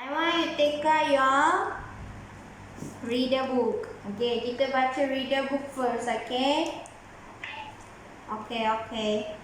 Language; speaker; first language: English; non-native, learner; Malay